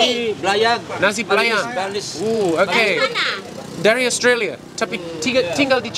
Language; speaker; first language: Indonesian; non-native, learner; English